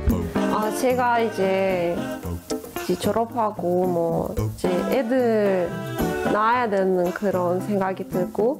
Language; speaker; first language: Korean; non-native, fluent; Russian